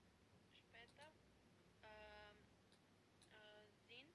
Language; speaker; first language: German; non-native, learner; Macedonian